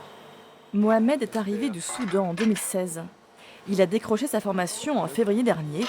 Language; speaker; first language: French; native; French